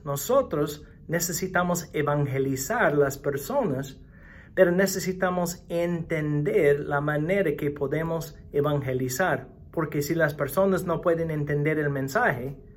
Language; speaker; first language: Spanish; non-native, fluent; English